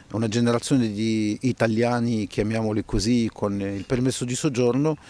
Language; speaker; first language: Italian; non-native, fluent; Arabic